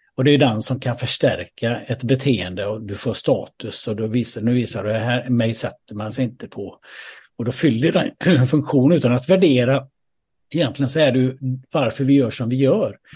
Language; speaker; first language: Swedish; native; Swedish